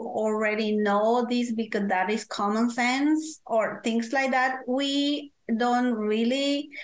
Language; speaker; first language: English; non-native, fluent; Spanish